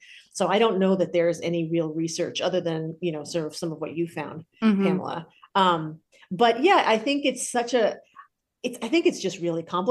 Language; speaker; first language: English; native; English